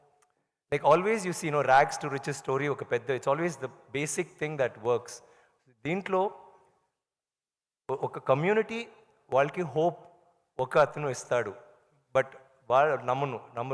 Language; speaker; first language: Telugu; non-native, learner; Tamil